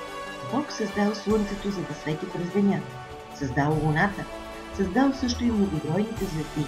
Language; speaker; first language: Bulgarian; native; Bulgarian